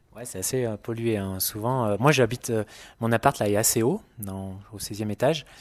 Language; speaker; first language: French; native; French